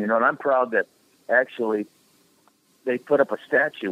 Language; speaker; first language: English; native; English